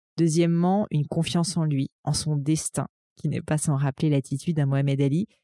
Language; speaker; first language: French; native; French